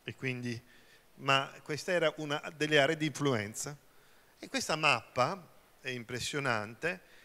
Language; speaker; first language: Italian; native; Italian